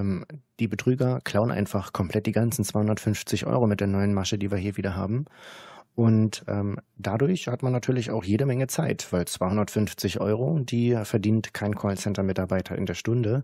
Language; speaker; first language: German; native; German